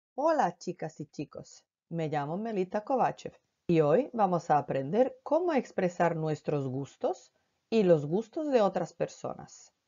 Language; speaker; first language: Spanish; non-native, fluent; Croatian